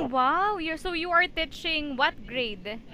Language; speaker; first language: English; non-native, fluent; Filipino